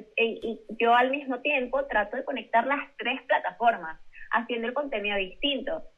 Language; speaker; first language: Spanish; native; Spanish